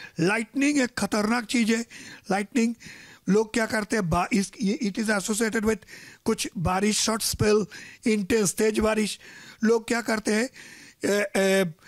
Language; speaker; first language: Hindi; non-native, local second language; Marathi